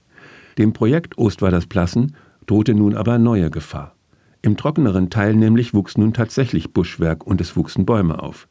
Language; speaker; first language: German; native; German